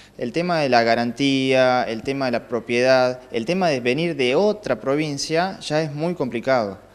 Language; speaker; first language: Spanish; native; Spanish